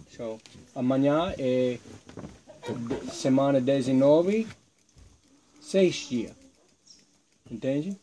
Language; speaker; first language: Portuguese; non-native, learner; English